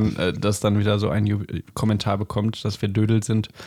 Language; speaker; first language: German; native; German